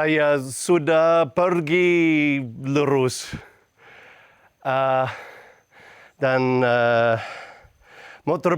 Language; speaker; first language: Indonesian; non-native, learner; English